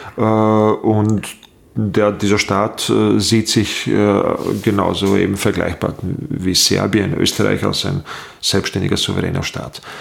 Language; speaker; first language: German; non-native, fluent; Bosnian